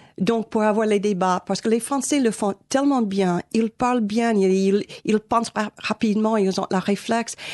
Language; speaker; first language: French; non-native, fluent; English